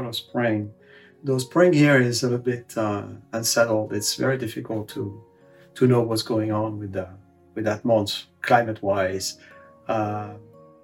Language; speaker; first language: English; non-native, fluent; French